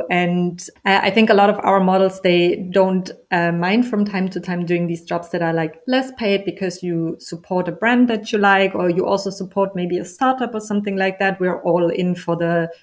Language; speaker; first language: English; non-native, fluent; German